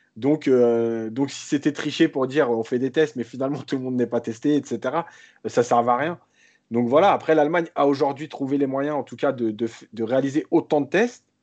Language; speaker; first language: French; native; French